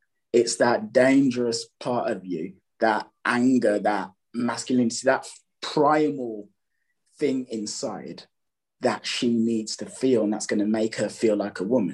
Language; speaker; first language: English; native; English